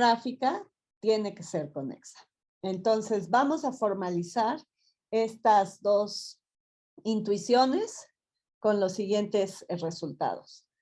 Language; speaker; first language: Spanish; native; Spanish